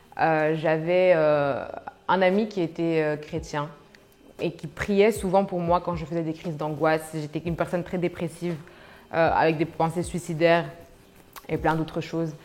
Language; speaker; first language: French; early bilingual, other home language; Arabic